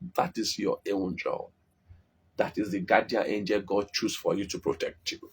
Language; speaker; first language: English; non-native, local second language; Yoruba